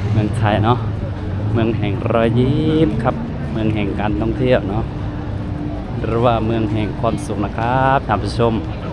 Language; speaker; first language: Thai; non-native, local second language; Northeastern Thai